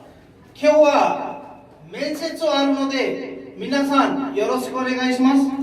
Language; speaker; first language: Japanese; non-native, fluent; Nepali